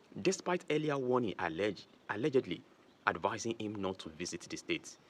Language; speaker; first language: English; non-native, local second language; Yoruba